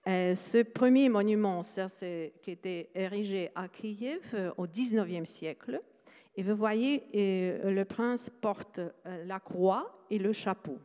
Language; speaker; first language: French; non-native, fluent; Ukrainian